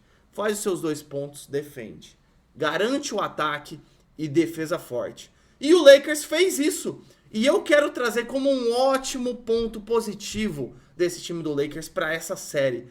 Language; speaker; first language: Portuguese; native; Portuguese